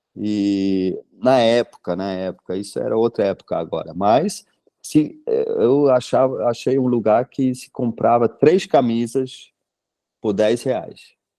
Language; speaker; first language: Portuguese; non-native, fluent; German